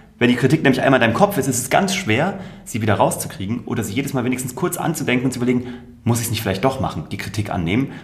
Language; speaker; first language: German; native; German